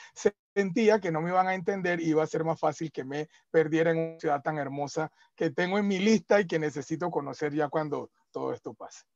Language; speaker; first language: Spanish; native; Spanish